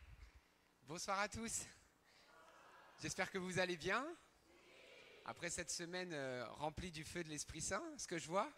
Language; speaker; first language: French; early bilingual, other home language; Arabic